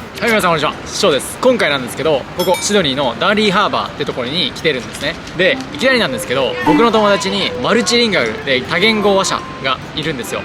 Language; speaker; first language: Japanese; native; Japanese